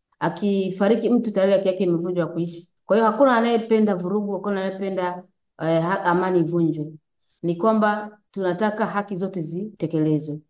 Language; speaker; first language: Swahili; native; Swahili